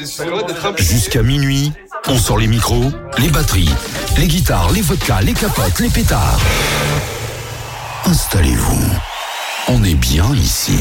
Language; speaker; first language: French; native; French